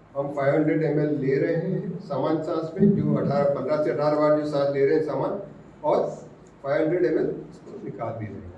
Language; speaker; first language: Hindi; non-native, local second language; Marathi